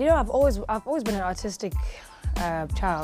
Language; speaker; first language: English; non-native, local second language; Zulu